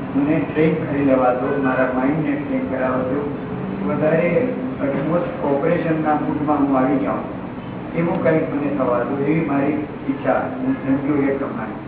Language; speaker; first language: Gujarati; early bilingual, heritage; Gujarati